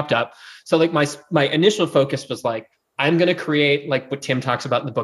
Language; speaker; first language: English; native; English